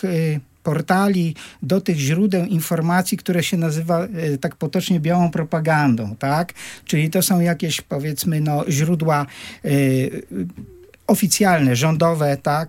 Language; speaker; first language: Polish; native; Polish